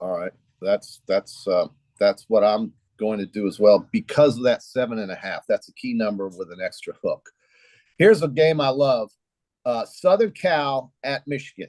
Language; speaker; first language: English; native; English